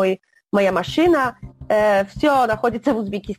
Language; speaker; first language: Russian; non-native, fluent; Polish